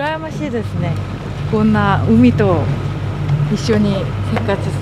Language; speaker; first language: Japanese; non-native, learner; Korean